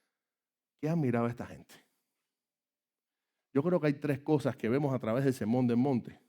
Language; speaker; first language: Spanish; native; Spanish